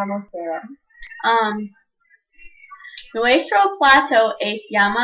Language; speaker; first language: Spanish; non-native, learner; English